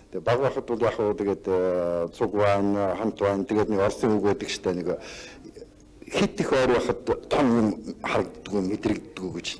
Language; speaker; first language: Mongolian; native; Mongolian